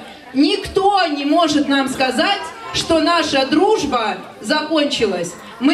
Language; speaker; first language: Russian; native; Russian